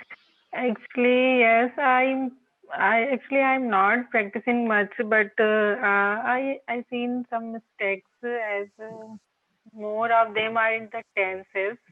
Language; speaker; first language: English; non-native, local second language; Hindi